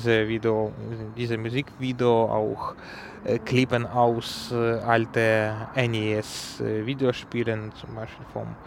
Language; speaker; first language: German; non-native, learner; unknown